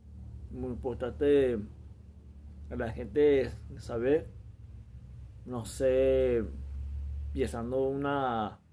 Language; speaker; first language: Spanish; non-native, local second language; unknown